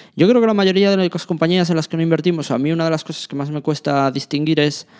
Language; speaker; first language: Spanish; native; Spanish